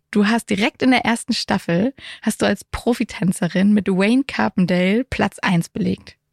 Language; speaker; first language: German; native; German